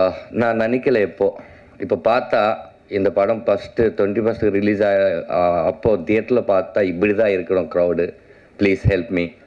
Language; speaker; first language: Tamil; non-native, learner; Telugu